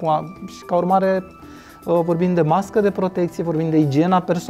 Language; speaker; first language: Romanian; native; Romanian